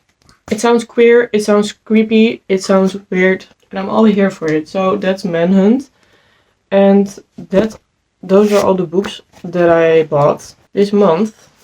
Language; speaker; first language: English; non-native, fluent; Dutch